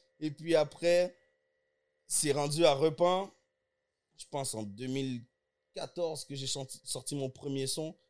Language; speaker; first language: French; early bilingual, other home language; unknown